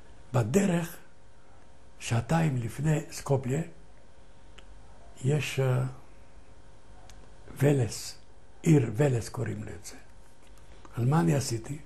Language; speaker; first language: Hebrew; non-native, fluent; Ladino